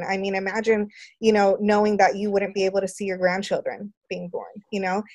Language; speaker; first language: English; native; English